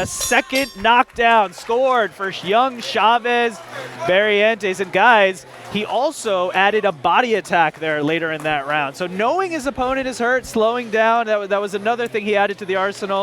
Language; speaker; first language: English; native; English